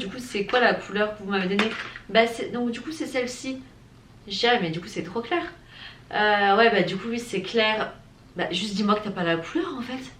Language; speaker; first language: French; native; French